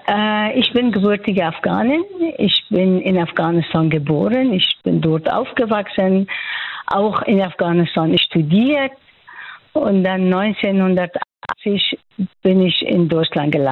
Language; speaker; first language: German; non-native, fluent; Persian